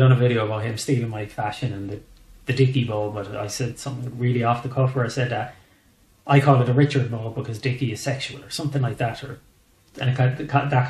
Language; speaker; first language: English; native; English